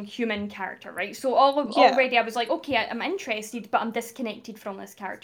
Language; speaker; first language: English; native; English